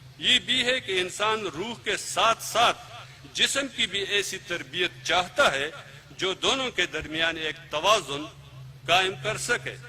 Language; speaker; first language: Urdu; non-native, local second language; Pashto